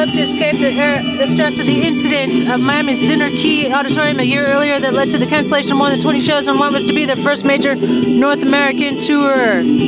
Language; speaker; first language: English; native; English